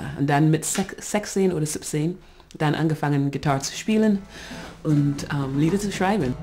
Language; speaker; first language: German; non-native, fluent; English